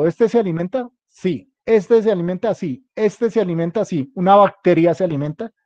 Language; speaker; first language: Spanish; native; Spanish